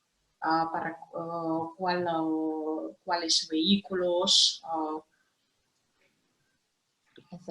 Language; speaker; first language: Spanish; non-native, fluent; Russian